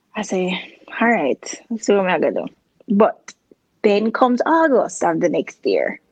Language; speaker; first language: English; non-native, local second language; Jamaican Creole English